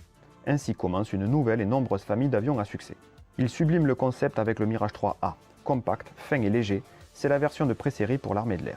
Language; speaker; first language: French; native; French